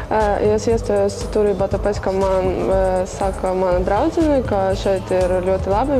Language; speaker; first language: Latvian; non-native, local second language; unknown